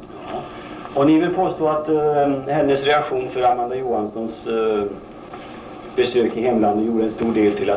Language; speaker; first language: Swedish; native; Swedish